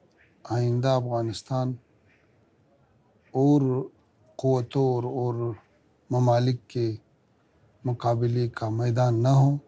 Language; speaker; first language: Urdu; non-native, fluent; Pashto